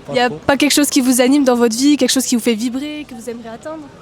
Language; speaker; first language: French; native; French